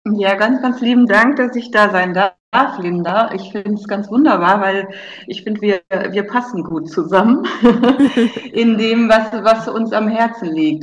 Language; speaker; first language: German; native; German